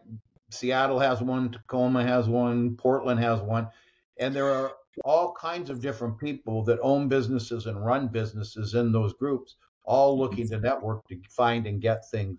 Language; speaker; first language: English; native; English